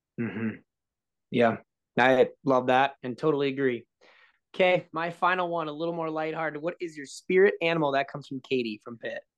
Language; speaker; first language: English; native; English